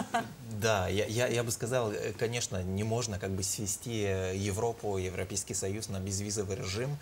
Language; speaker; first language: Russian; non-native, fluent; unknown